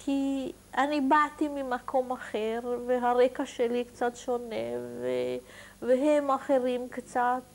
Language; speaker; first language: Hebrew; non-native, fluent; Hungarian